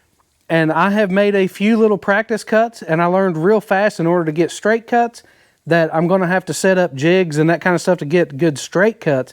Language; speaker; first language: English; native; English